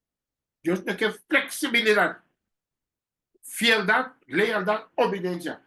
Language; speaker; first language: Portuguese; non-native, learner; Papiamento